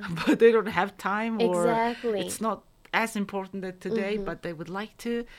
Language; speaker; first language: English; non-native, fluent; Mongolian